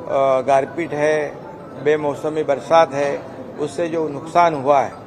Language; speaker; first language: Hindi; non-native, local second language; Marathi